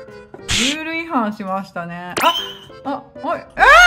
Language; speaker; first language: Japanese; native; Japanese